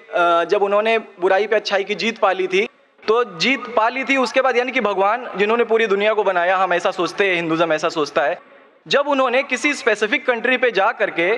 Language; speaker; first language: Hindi; native; Hindi